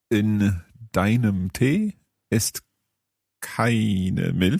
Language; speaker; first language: German; non-native, learner; English